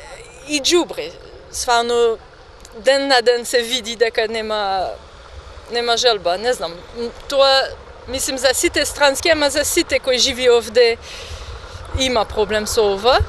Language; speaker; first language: Macedonian; non-native, learner; French